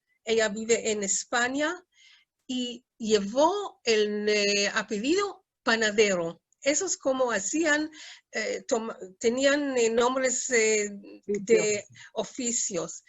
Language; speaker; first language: Spanish; early bilingual, heritage; Spanish